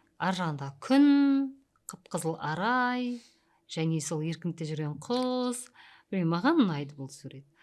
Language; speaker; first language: Kazakh; native; Kazakh